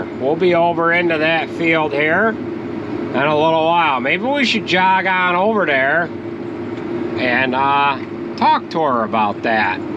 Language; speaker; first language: English; native; English